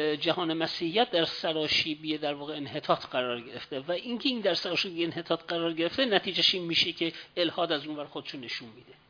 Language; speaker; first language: Persian; native; Persian